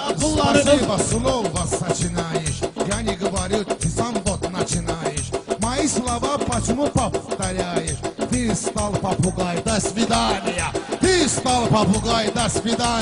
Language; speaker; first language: Russian; non-native, learner; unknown